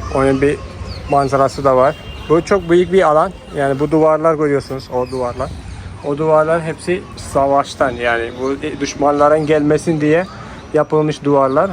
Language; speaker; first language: Turkish; non-native, fluent; Hindi